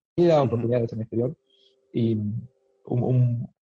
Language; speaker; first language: Spanish; native; Spanish